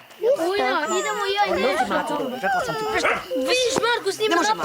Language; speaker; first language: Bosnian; early bilingual, heritage; English